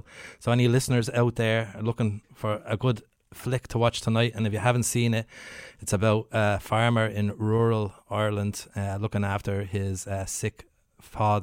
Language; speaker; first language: English; native; English